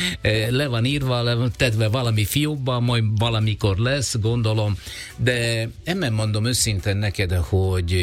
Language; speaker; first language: Hungarian; non-native, learner; Italian